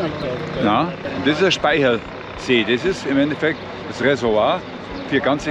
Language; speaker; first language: German; native; German